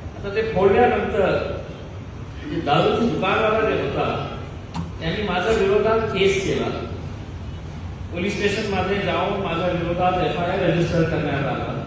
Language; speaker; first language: Marathi; non-native, local second language; Urdu